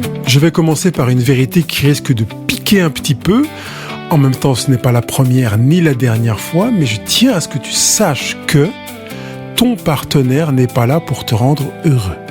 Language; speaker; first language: French; native; French